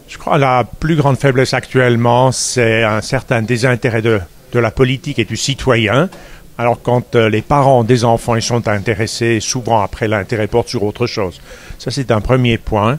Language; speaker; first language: French; native; French